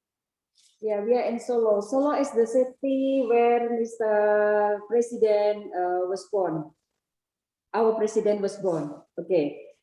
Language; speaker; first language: English; non-native, learner; Indonesian